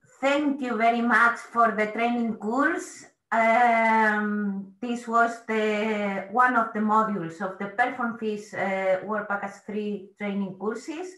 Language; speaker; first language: English; non-native, fluent; Italian